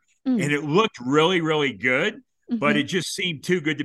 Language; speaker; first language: English; native; English